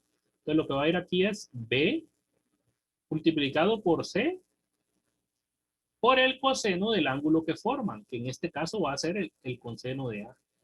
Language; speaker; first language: Spanish; native; Spanish